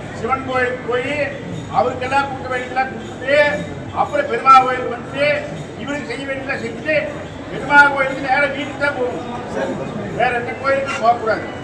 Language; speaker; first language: Tamil; native; Tamil